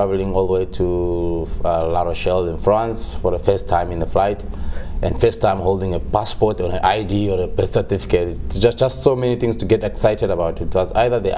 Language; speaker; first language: English; non-native, local second language; Xhosa